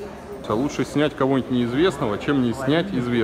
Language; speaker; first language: Russian; native; Russian